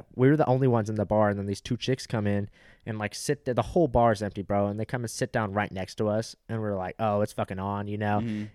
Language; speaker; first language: English; native; English